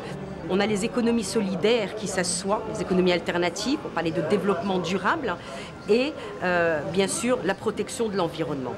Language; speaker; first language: French; non-native, local second language; Arabic